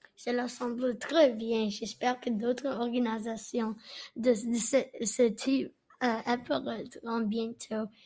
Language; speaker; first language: French; non-native, learner; English